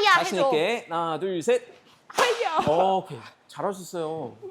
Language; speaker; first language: Korean; non-native, fluent; German